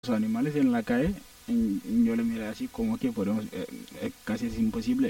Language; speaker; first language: Spanish; non-native, learner; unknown